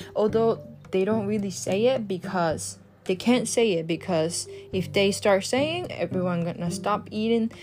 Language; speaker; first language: English; non-native, fluent; Japanese